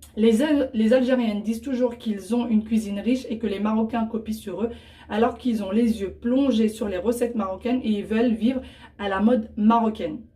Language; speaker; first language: French; early bilingual, other home language; Arabic